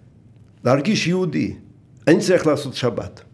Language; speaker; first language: Hebrew; non-native, fluent; Russian